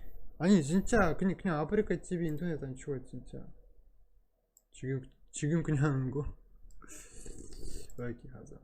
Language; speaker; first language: Korean; non-native, learner; Russian